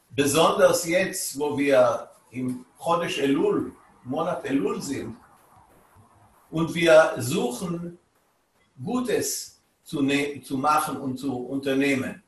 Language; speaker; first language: German; non-native, fluent; Hebrew